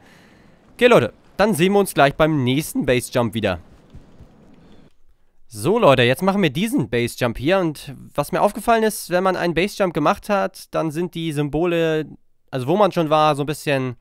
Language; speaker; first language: German; native; German